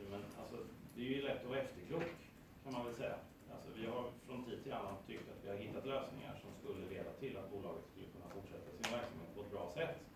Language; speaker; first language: Swedish; native; Swedish